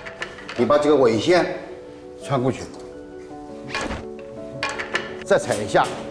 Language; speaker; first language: Chinese; native; Chinese